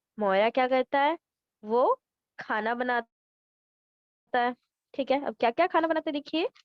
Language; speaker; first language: Hindi; non-native, local second language; Bangla